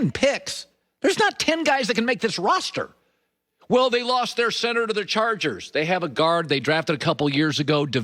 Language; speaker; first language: English; native; English